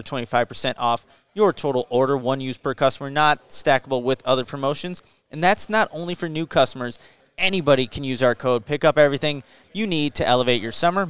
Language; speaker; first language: English; native; English